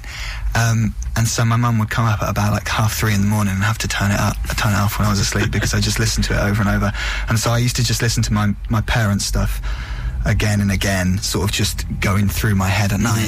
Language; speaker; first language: English; native; English